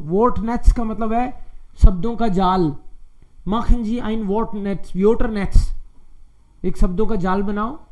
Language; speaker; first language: Hindi; native; Hindi